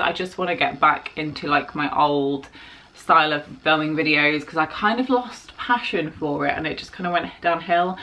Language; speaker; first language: English; native; English